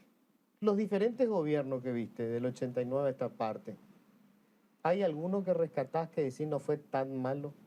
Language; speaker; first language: Spanish; native; Spanish